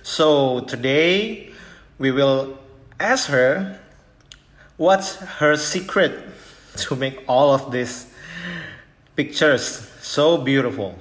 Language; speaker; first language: English; non-native, fluent; Indonesian